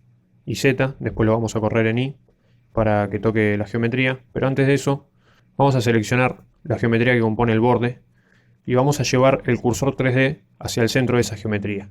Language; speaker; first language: Spanish; native; Spanish